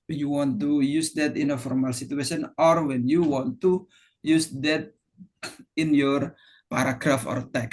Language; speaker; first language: English; non-native, fluent; Indonesian